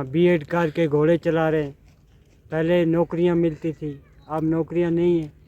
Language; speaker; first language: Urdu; non-native, local second language; Kashmiri